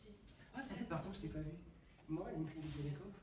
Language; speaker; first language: French; non-native, fluent; Russian